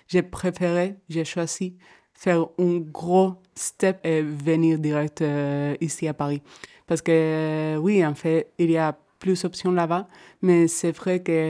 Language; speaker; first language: French; non-native, fluent; Spanish